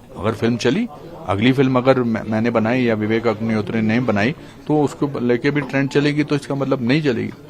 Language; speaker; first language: Hindi; native; Hindi